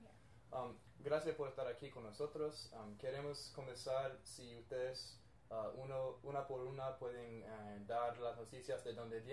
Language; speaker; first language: Spanish; non-native, learner; English